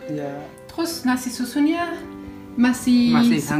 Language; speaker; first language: Indonesian; non-native, fluent; German